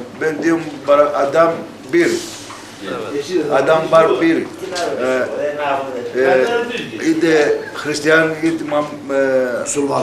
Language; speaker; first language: Turkish; early bilingual, heritage; Turkish